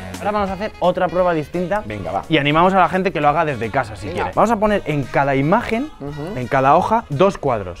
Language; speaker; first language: Spanish; native; Spanish